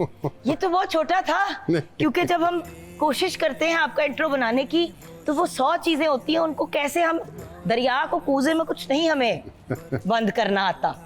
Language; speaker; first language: Urdu; native; Urdu